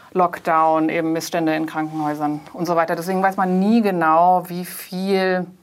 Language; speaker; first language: German; non-native, fluent; Chinese